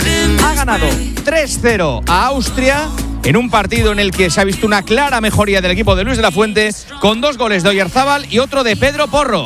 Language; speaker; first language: Spanish; native; Spanish